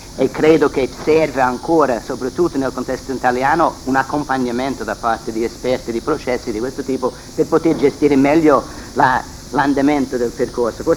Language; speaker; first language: Italian; non-native, fluent; English